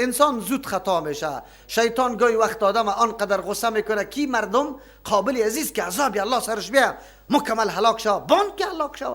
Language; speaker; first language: Persian; native; Persian